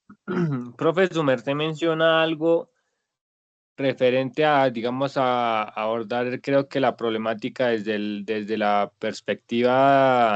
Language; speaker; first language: Spanish; native; Spanish